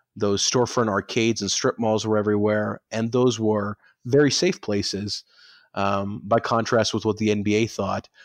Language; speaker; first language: English; native; English